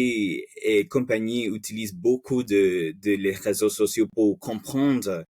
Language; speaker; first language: French; non-native, fluent; Spanish